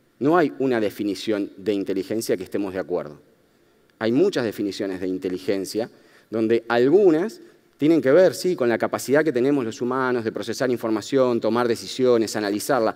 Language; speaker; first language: Spanish; native; Spanish